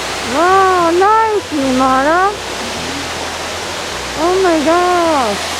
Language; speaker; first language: English; non-native, fluent; Japanese